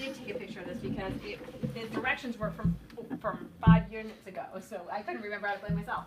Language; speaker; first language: English; native; English